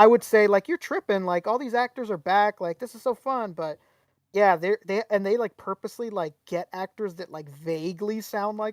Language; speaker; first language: English; native; English